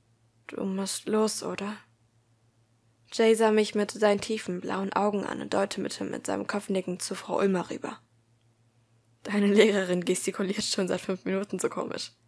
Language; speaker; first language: German; native; German